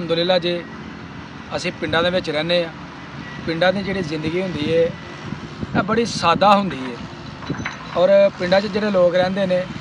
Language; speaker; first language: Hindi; non-native, local second language; Punjabi